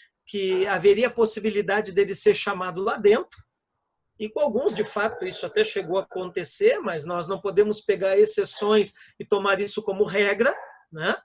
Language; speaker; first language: Portuguese; native; Portuguese